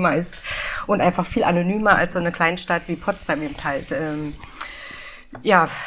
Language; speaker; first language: German; native; German